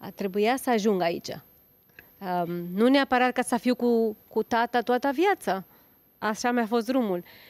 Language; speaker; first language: Romanian; non-native, fluent; Spanish